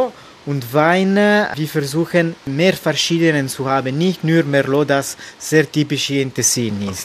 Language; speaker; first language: German; non-native, learner; Italian